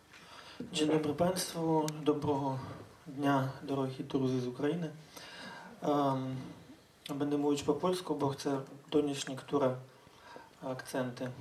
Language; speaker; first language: Polish; non-native, fluent; Ukrainian